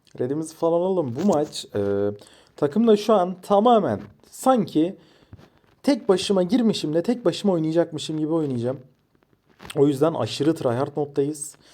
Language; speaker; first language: Turkish; native; Turkish